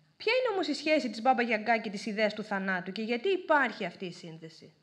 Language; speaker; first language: Greek; native; Greek